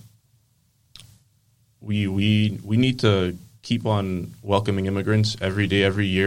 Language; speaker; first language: English; non-native, fluent; Greek